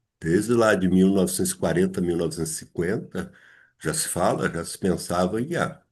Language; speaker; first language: Portuguese; native; Portuguese